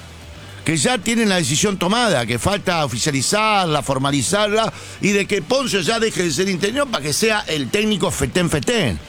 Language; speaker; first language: Spanish; native; Spanish